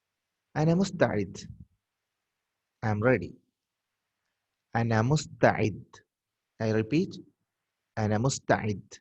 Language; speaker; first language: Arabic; non-native, fluent; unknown